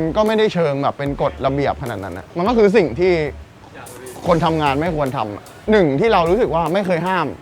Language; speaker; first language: Thai; native; Thai